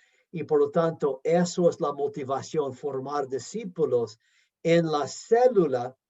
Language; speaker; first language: Spanish; non-native, fluent; English